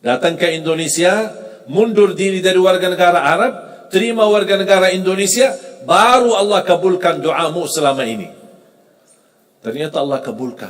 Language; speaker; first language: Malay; non-native, fluent; Arabic